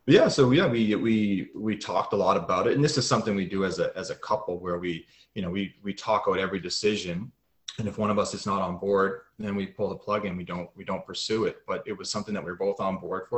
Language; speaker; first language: English; native; English